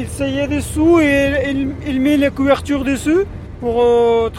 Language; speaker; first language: French; non-native, learner; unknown